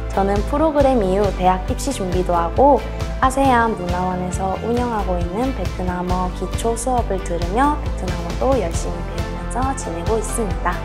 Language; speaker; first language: Korean; native; Korean